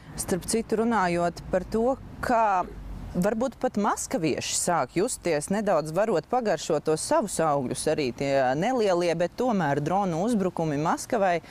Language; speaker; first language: Latvian; native; Latvian